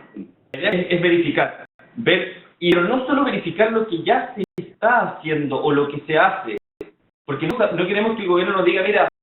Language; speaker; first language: Spanish; native; Spanish